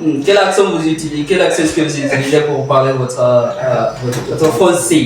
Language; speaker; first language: French; non-native, learner; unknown